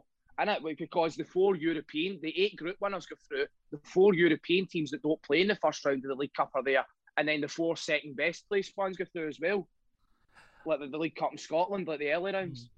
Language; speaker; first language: English; native; English